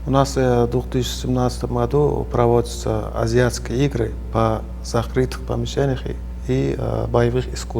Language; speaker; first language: Russian; non-native, fluent; Turkmen